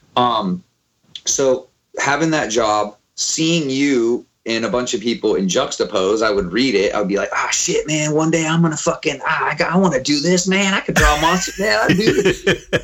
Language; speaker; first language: English; native; English